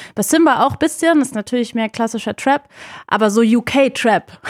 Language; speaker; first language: German; native; German